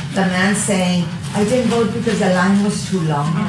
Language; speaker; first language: English; early bilingual, other home language; Spanish